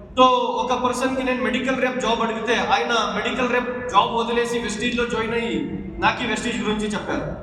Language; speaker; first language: Telugu; non-native, local second language; Urdu